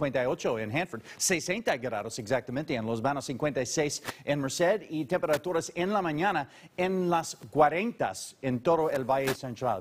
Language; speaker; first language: Spanish; non-native, fluent; English